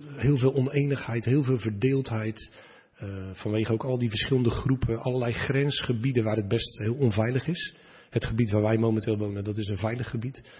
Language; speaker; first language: Dutch; native; Dutch